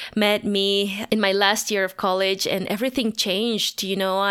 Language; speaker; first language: English; non-native, fluent; Spanish